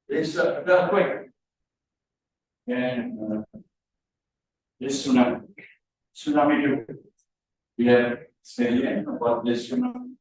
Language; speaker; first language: English; non-native, learner; Indonesian